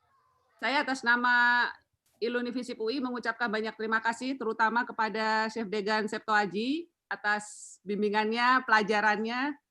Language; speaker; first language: Indonesian; native; Indonesian